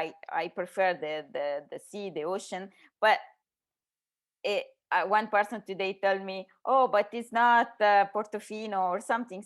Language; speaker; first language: English; non-native, learner; Italian